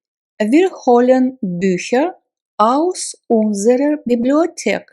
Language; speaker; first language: German; non-native, fluent; Russian